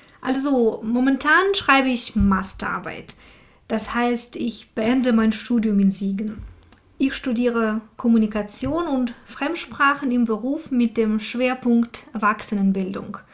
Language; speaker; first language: German; non-native, fluent; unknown